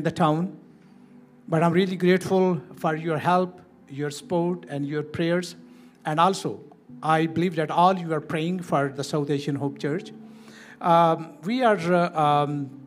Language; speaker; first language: English; non-native, local second language; Urdu